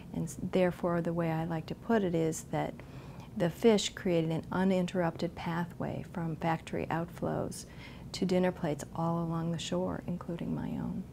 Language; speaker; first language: English; native; English